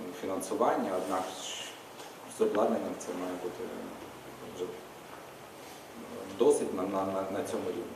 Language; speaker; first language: Ukrainian; native; Ukrainian